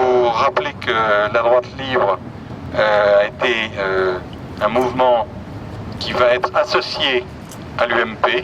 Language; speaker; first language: French; native; French